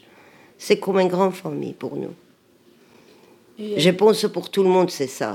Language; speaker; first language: French; non-native, learner; Armenian